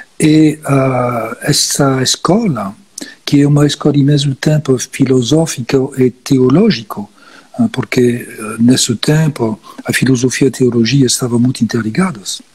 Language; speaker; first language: Portuguese; non-native, fluent; French